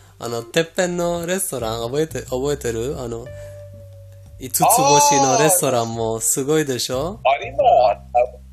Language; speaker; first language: Japanese; non-native, fluent; Persian